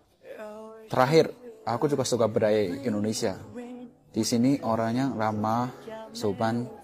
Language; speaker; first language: Indonesian; non-native, fluent; Chinese